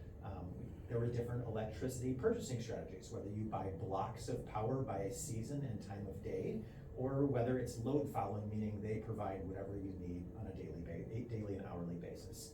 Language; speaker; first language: English; native; English